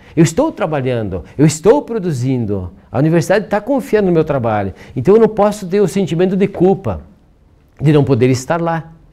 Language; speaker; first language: Portuguese; native; Portuguese